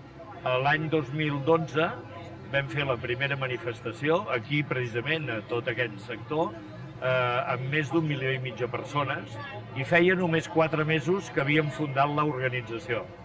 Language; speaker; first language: Catalan; native; Catalan